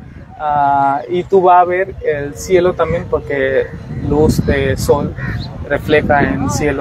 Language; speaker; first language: Spanish; non-native, learner; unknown